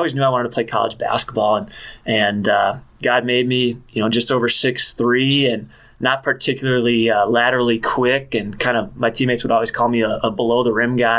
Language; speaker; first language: English; native; English